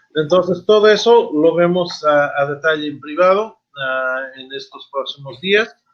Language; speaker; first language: Spanish; non-native, fluent; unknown